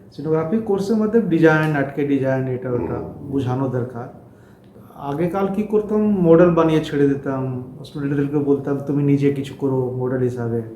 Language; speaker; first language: Bangla; non-native, learner; Hindi